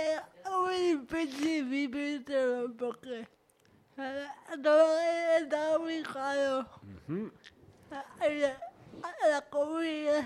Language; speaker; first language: Spanish; non-native, learner; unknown